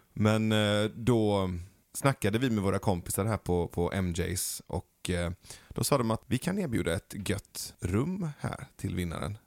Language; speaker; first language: Swedish; early bilingual, other home language; Persian